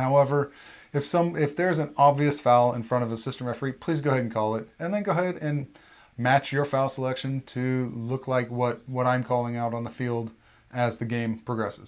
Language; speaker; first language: English; native; English